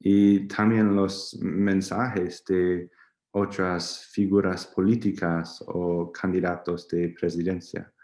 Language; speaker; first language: Spanish; non-native, learner; English